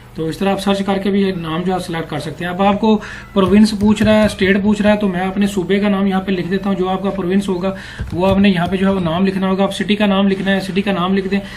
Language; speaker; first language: Urdu; non-native, local second language; Punjabi